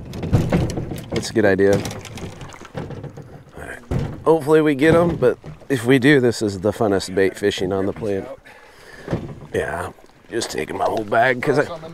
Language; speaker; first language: English; native; English